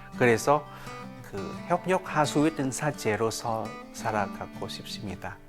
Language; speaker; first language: Korean; non-native, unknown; Vietnamese